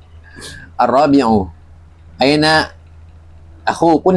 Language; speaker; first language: Arabic; non-native, learner; Indonesian